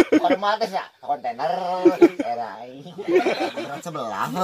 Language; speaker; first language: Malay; non-native, local second language; Sundanese